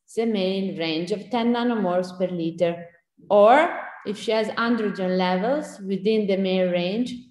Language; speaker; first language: English; non-native, fluent; Italian